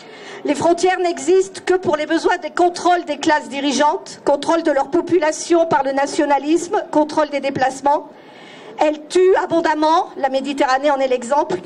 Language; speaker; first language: French; native; French